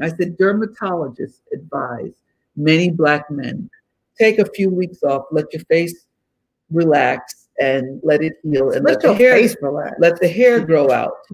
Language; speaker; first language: English; native; English